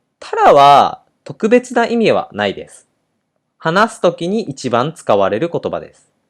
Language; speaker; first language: Japanese; native; Japanese